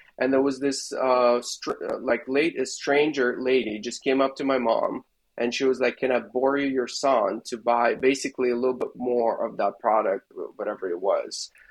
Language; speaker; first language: English; non-native, fluent; Russian